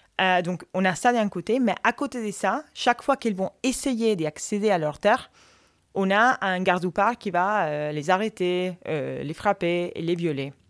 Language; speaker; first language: French; non-native, fluent; Spanish